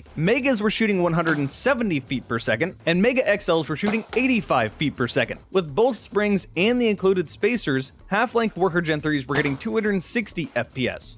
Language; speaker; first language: English; native; English